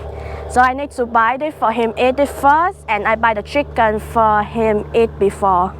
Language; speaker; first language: English; non-native, learner; Vietnamese